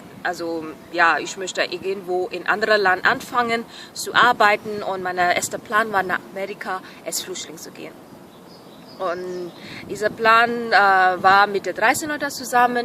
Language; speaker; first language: German; non-native, fluent; Burmese